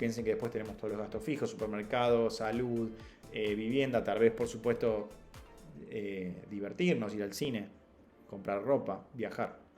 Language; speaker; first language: Spanish; native; Spanish